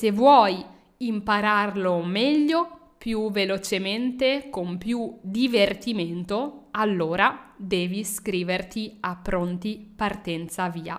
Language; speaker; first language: Italian; native; Italian